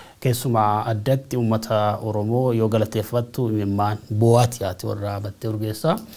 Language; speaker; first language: Oromo; native; Oromo